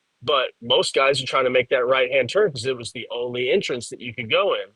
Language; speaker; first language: English; native; English